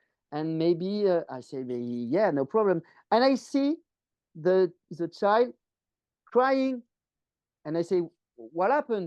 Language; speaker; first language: English; non-native, learner; French